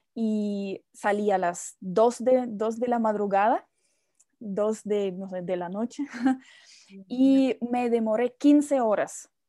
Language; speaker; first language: Spanish; non-native, fluent; Russian